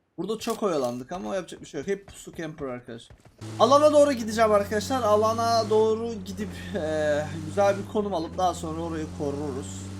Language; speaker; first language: Turkish; native; Turkish